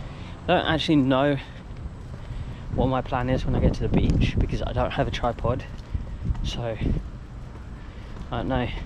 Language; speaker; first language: English; native; English